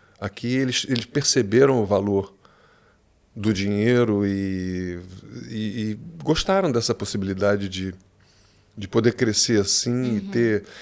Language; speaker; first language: Portuguese; native; Portuguese